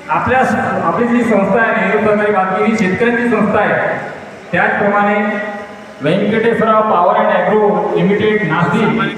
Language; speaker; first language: Marathi; native; Marathi